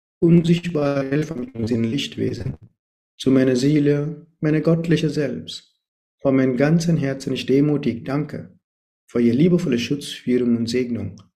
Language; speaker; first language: German; non-native, learner; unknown